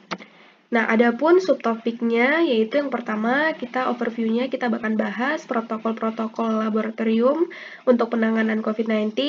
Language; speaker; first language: Indonesian; native; Indonesian